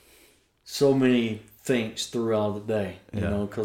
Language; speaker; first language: English; native; English